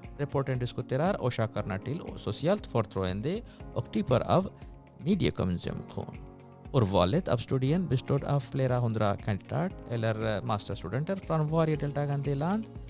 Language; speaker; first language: Swedish; non-native, fluent; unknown